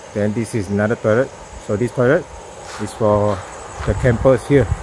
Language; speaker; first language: English; non-native, local second language; Chinese